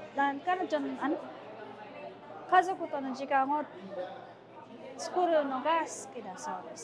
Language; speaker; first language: Japanese; non-native, fluent; Filipino